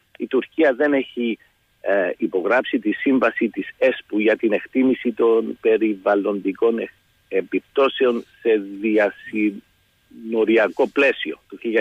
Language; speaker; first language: Greek; early bilingual, heritage; Greek